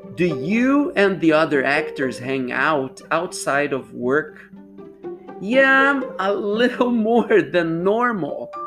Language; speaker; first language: English; non-native, fluent; Portuguese